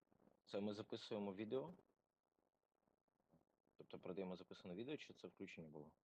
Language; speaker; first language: Ukrainian; native; Ukrainian